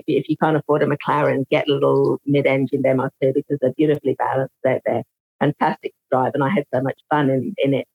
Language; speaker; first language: English; native; English